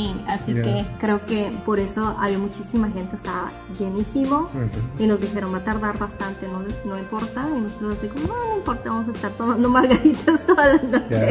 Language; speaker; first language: Spanish; native; Spanish